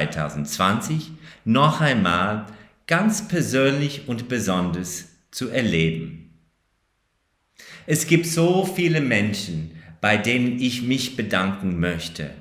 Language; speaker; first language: German; non-native, fluent; English